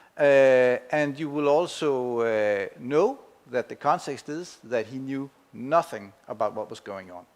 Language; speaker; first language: English; non-native, fluent; Danish